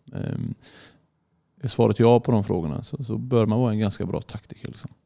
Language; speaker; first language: Swedish; early bilingual, other home language; Arabic